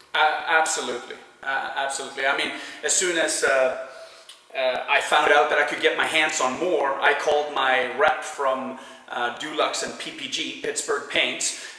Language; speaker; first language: English; non-native, fluent; Swedish